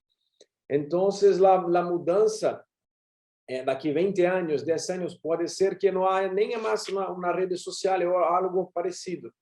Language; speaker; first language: Spanish; non-native, learner; Portuguese